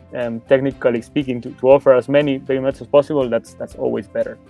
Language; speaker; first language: English; non-native, fluent; Spanish